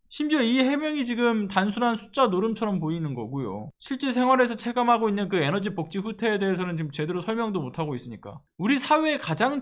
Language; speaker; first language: Korean; native; Korean